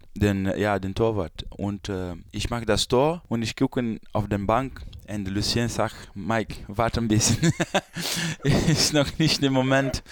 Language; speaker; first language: German; non-native, learner; Portuguese